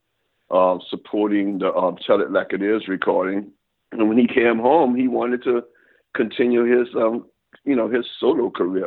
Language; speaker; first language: English; native; English